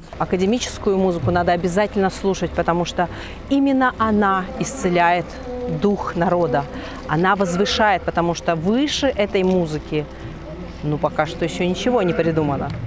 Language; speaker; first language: Russian; native; Russian